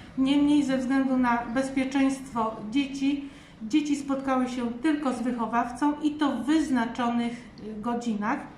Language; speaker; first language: Polish; native; Polish